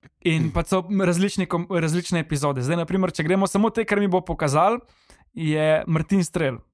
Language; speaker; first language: Slovenian; non-native, local second language; Serbian